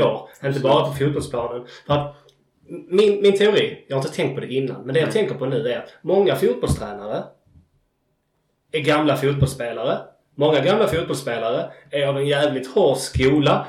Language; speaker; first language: Swedish; native; Swedish